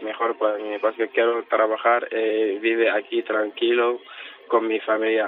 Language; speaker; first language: Spanish; non-native, learner; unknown